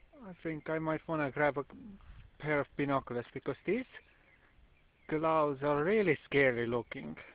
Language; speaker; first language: English; non-native, fluent; Estonian